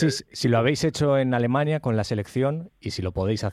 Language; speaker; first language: Spanish; native; Spanish